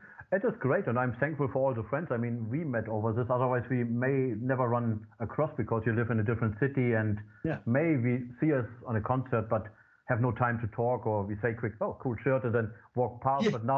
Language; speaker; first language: English; non-native, fluent; German